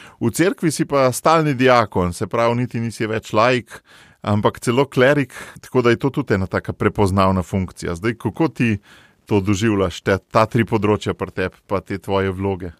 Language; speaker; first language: Slovenian; native; Slovenian